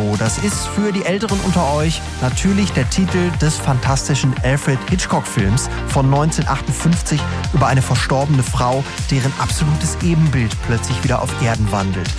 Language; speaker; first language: German; native; German